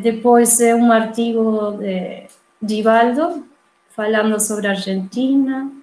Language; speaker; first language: Portuguese; non-native, fluent; Spanish